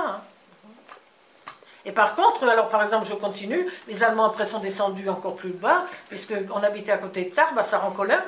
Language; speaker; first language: French; native; French